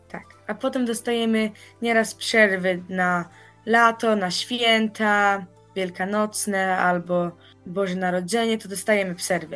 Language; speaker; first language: Polish; early bilingual, heritage; Polish